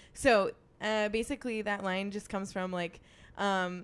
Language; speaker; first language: English; native; English